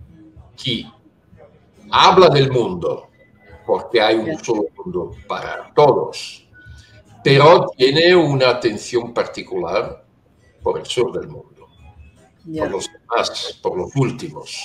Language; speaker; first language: Spanish; non-native, fluent; Italian